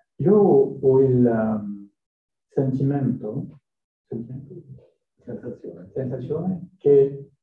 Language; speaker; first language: Italian; non-native, learner; French